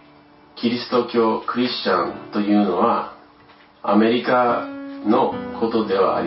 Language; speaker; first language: Japanese; early bilingual, other home language; English